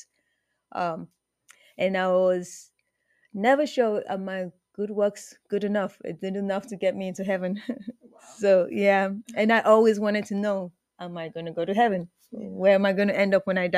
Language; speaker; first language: English; non-native, local second language; Yoruba